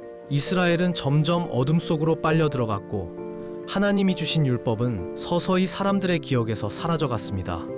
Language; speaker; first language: Korean; native; Korean